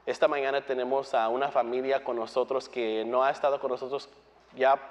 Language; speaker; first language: Spanish; early bilingual, heritage; Spanish